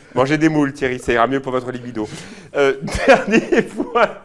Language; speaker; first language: French; native; French